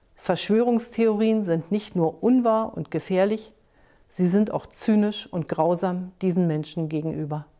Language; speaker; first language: German; native; German